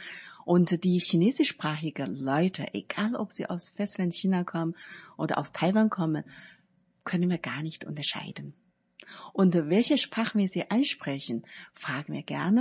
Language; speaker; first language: German; non-native, learner; Chinese